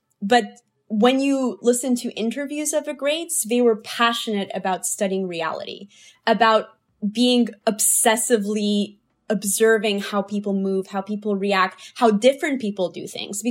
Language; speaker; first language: English; early bilingual, other home language; Polish